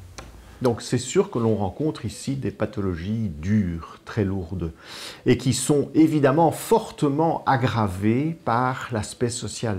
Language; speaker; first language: French; native; French